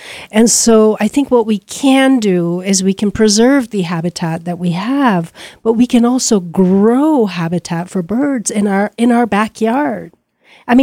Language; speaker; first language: English; native; English